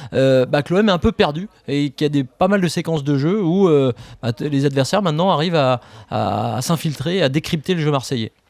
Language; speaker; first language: French; native; French